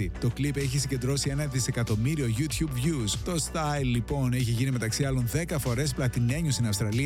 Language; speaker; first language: Greek; native; Greek